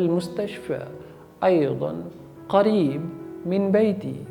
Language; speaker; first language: Arabic; non-native, fluent; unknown